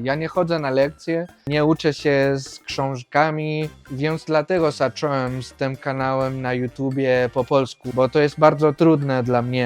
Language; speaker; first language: Polish; non-native, fluent; Spanish